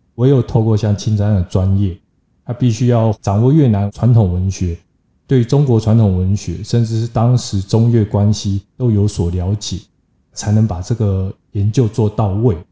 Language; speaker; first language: Chinese; native; Chinese